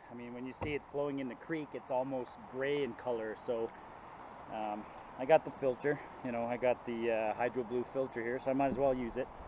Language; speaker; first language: English; non-native, local second language; French